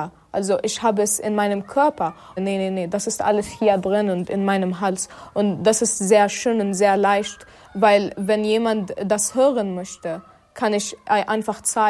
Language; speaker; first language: German; non-native, fluent; Arabic